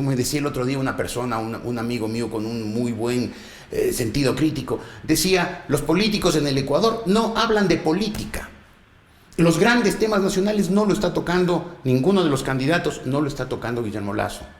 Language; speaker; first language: Spanish; native; Spanish